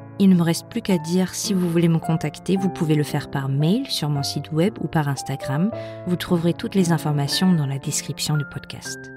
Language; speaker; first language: French; non-native, fluent; German